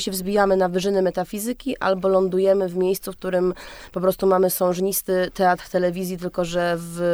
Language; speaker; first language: Polish; native; Polish